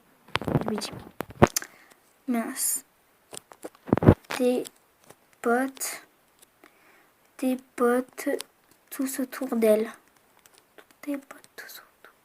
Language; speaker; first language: French; native; French